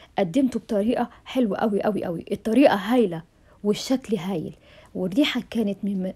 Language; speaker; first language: Arabic; native; Arabic